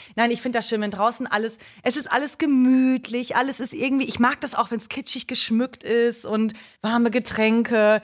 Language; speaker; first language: German; native; German